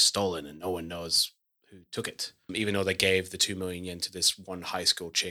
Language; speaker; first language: English; native; English